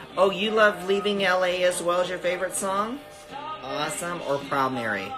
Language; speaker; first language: English; early bilingual, other home language; Spanish